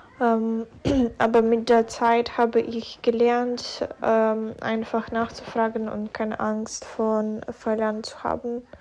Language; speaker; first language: German; non-native, fluent; Ukrainian